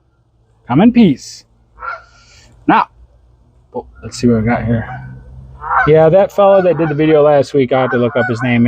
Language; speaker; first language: English; native; English